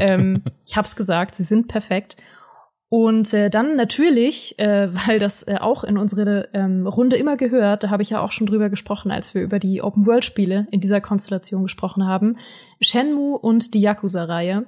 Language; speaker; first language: German; native; German